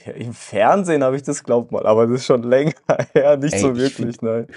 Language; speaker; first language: German; native; German